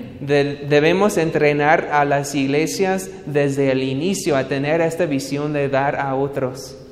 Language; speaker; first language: Spanish; non-native, learner; English